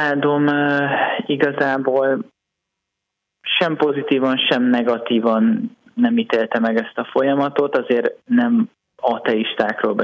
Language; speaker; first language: Hungarian; native; Hungarian